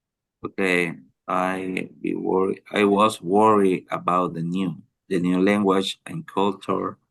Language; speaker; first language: English; non-native, learner; Spanish